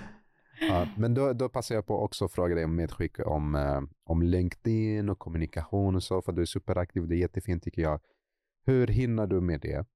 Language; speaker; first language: Swedish; non-native, fluent; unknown